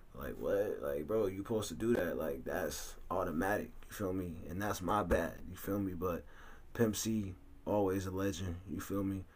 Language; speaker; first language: English; native; English